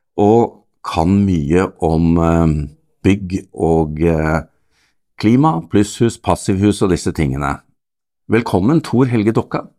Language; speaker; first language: Norwegian; native; Norwegian